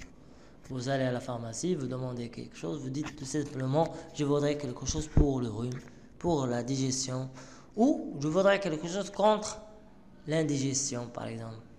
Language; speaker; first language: French; non-native, local second language; Arabic